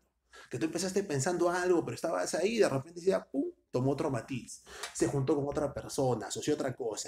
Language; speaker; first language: Spanish; native; Spanish